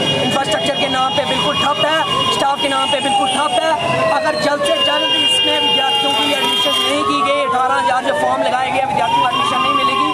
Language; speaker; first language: Hindi; non-native, local second language; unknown